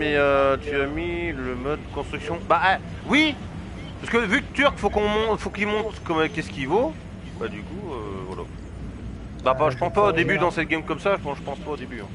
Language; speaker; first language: French; native; French